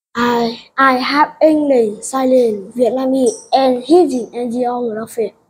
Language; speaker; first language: English; non-native, learner; Vietnamese